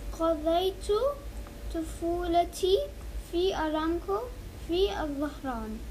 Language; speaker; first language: Arabic; non-native, learner; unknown